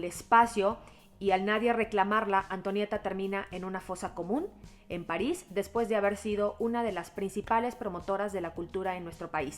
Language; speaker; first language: Spanish; native; Spanish